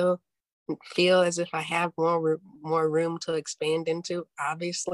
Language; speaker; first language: English; native; English